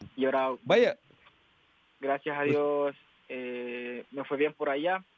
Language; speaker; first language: Spanish; native; Spanish